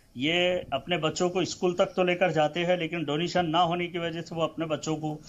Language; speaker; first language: Hindi; non-native, local second language; Urdu